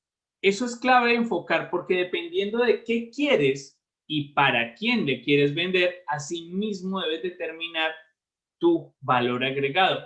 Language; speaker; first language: Spanish; native; Spanish